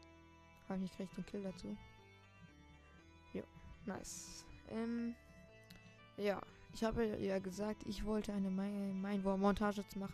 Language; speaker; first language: German; native; German